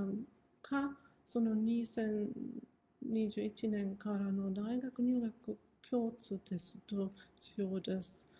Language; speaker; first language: Japanese; non-native, fluent; German